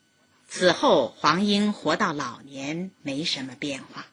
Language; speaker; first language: Chinese; native; Chinese